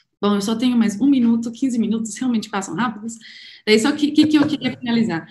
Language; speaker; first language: Portuguese; non-native, fluent; German